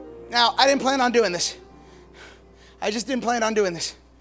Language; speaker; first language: English; native; English